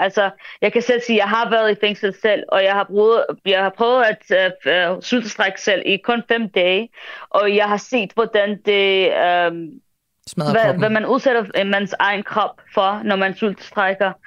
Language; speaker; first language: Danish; early bilingual, other home language; Arabic